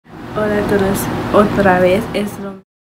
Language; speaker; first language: Spanish; non-native, learner; English